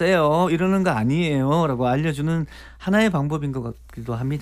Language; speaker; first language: Korean; native; Korean